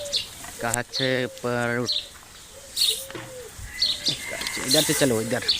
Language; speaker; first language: Hindi; non-native, local second language; Assamese